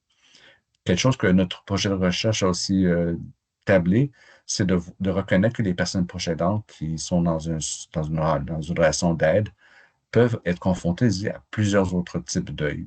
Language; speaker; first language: French; native; French